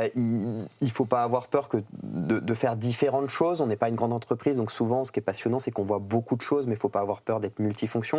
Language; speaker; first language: French; native; French